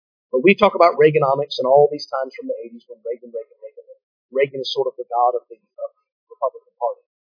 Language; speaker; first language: English; native; English